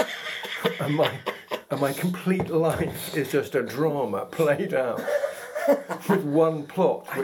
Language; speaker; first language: English; native; English